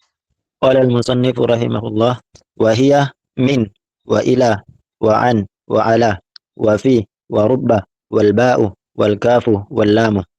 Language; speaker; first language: Arabic; non-native, learner; Indonesian